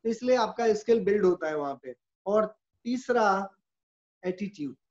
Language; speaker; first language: Hindi; native; Hindi